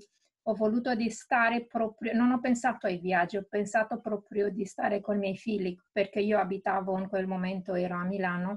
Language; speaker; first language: Italian; non-native, fluent; Romanian